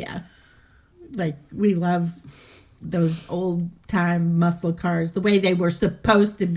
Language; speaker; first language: English; native; English